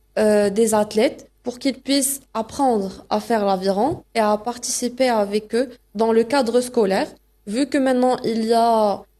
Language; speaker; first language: French; non-native, local second language; Arabic